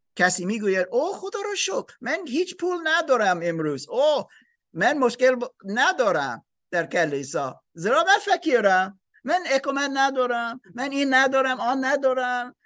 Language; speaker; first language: Persian; non-native, learner; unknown